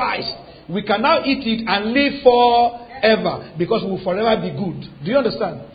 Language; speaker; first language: English; non-native, local second language; Yoruba